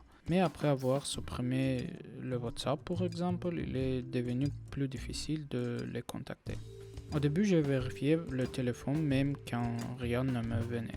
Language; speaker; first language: French; non-native, learner; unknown